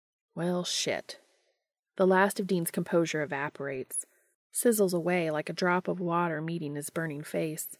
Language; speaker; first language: English; native; English